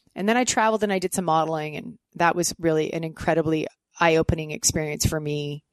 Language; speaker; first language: English; native; English